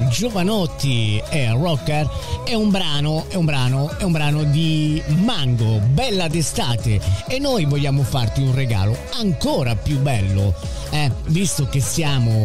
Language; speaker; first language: Italian; native; Italian